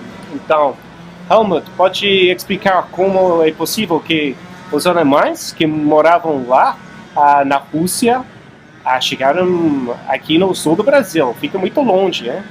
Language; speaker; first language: Portuguese; non-native, fluent; English